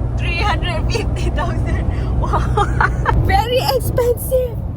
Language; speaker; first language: English; non-native, learner; Malay